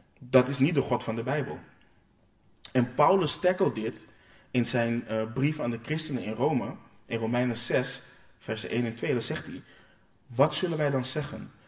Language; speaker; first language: Dutch; non-native, local second language; Papiamento